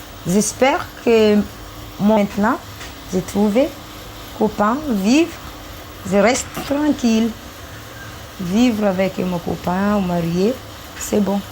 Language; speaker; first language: French; non-native, learner; Malagasy